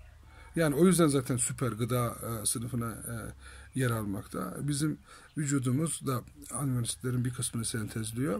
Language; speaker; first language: Turkish; native; Turkish